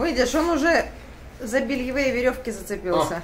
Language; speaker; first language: Russian; native; Russian